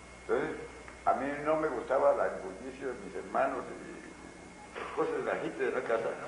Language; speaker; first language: Spanish; native; Spanish